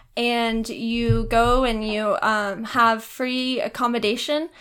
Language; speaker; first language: English; native; English